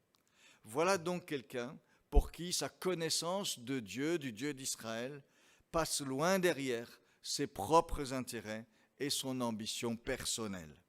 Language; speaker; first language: French; native; French